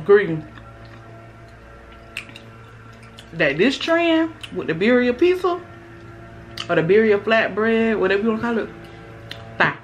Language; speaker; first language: English; native; English